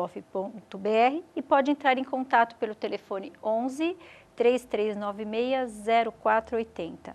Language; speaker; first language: Portuguese; native; Portuguese